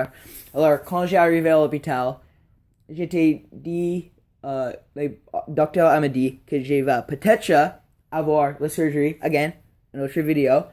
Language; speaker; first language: French; non-native, learner; English